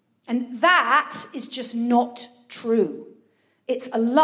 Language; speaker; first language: English; native; English